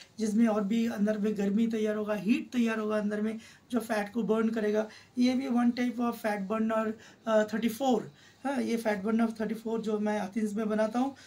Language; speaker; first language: Hindi; non-native, local second language; Bangla